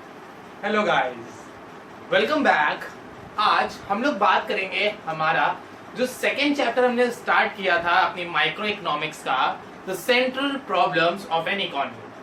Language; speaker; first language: Hindi; native; Hindi